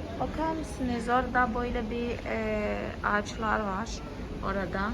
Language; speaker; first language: Turkish; non-native, fluent; Portuguese